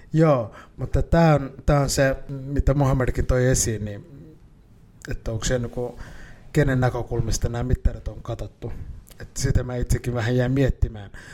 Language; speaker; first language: Finnish; early bilingual, other home language; Somali